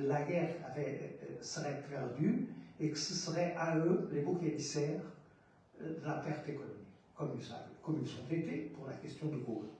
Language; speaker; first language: French; non-native, fluent; Portuguese